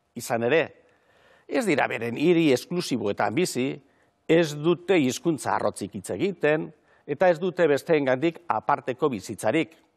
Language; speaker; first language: Basque; native; Basque